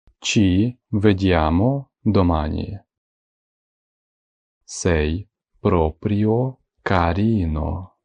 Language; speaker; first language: Italian; non-native, fluent; Ukrainian